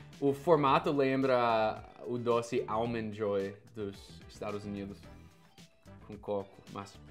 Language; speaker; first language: Portuguese; non-native, fluent; English